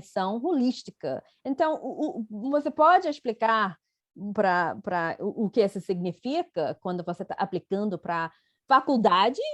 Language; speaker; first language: Portuguese; non-native, fluent; English